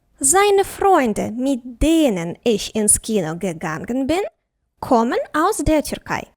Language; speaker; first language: German; non-native, fluent; Ukrainian